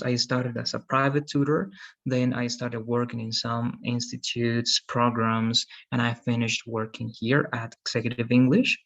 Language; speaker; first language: English; non-native, fluent; Spanish